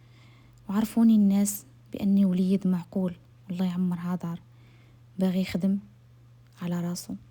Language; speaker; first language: Arabic; native; Arabic